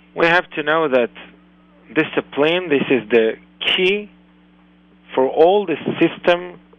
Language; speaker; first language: English; non-native, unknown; Hebrew